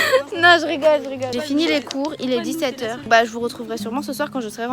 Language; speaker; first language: French; native; French